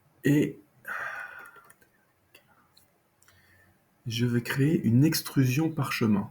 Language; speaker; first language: French; native; French